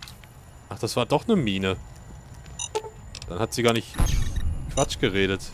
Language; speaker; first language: German; native; German